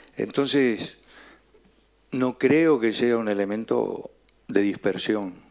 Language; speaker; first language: Spanish; native; Spanish